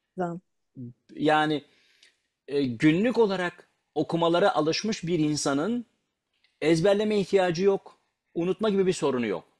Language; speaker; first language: Turkish; non-native, local second language; Kurdish